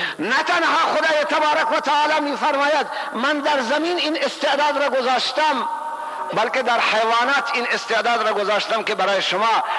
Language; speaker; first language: Persian; non-native, local second language; Baluchi